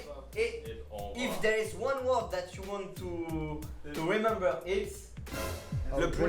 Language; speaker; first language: English; non-native, learner; French